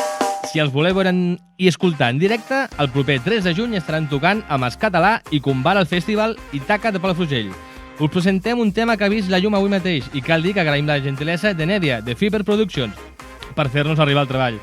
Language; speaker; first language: Catalan; native; Catalan